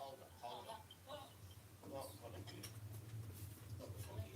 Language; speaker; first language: Chinese; non-native, learner; English